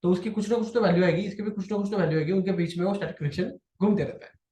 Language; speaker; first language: Hindi; non-native, local second language; Marathi